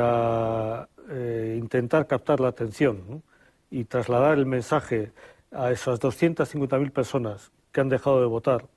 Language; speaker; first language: Spanish; native; Spanish